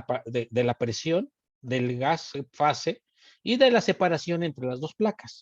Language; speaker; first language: Spanish; native; Spanish